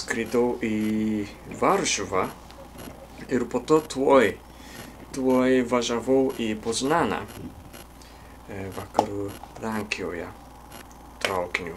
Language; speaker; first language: Lithuanian; non-native, fluent; Japanese